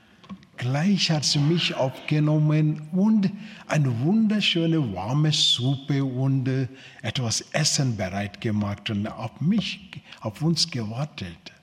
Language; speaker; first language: German; non-native, learner; Telugu